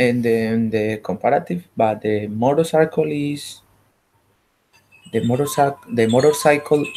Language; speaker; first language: English; non-native, learner; Spanish